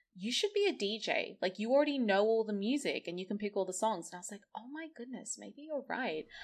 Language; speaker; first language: English; native; English